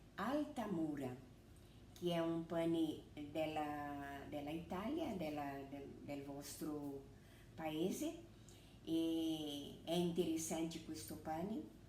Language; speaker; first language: Italian; non-native, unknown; Portuguese